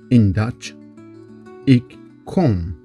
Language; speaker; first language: Dutch; non-native, learner; Kurdish